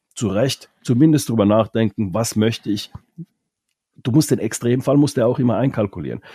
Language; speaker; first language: German; non-native, fluent; Finnish